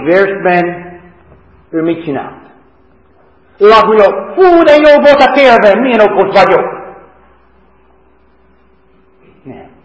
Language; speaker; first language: Hungarian; non-native, fluent; English